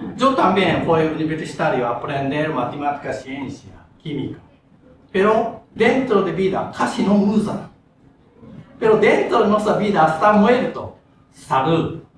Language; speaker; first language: Spanish; non-native, learner; Japanese